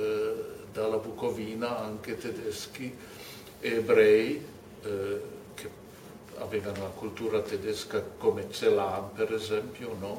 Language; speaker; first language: Italian; non-native, fluent; German